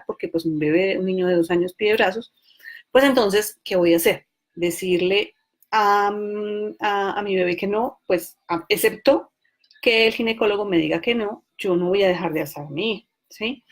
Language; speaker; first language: Spanish; native; Spanish